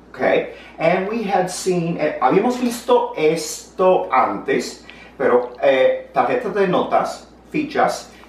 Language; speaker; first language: Spanish; non-native, fluent; English